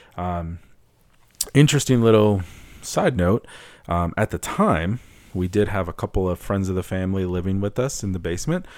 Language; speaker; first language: English; early bilingual, other home language; Spanish